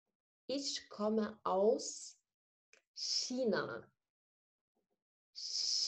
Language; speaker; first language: German; non-native, fluent; Arabic